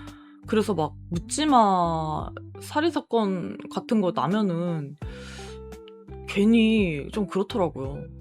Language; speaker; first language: Korean; native; Korean